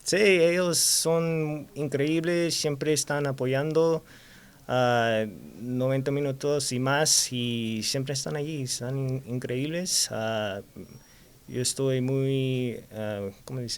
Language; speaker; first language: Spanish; early bilingual, heritage; Spanish